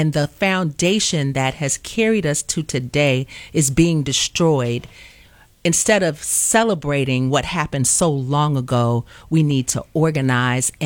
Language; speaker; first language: English; native; English